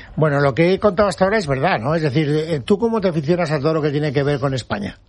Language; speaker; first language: Spanish; native; Spanish